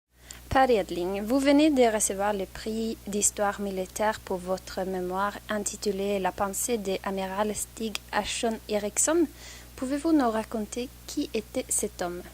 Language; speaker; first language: French; native; French